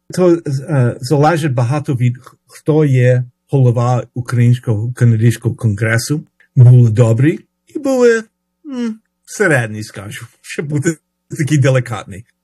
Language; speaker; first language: Ukrainian; early bilingual, heritage; Ukrainian